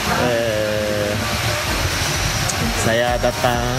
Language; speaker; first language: Indonesian; non-native, learner; Japanese